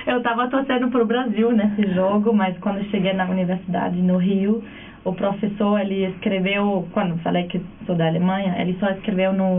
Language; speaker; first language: Portuguese; non-native, fluent; German